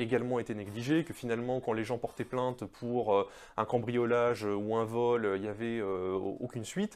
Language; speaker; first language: French; native; French